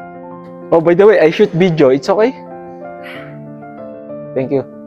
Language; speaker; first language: English; non-native, learner; Filipino